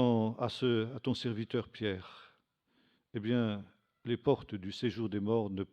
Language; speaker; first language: French; native; French